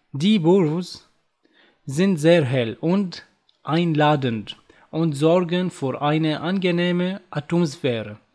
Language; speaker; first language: German; non-native, learner; Arabic